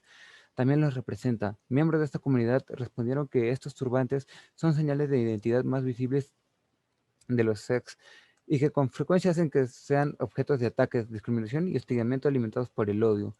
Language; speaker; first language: Spanish; native; Spanish